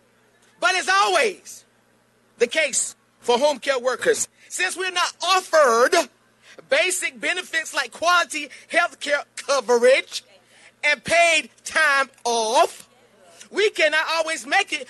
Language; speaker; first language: English; native; English